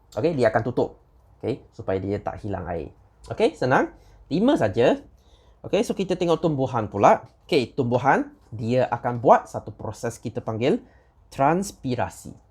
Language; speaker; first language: Malay; non-native, local second language; Chinese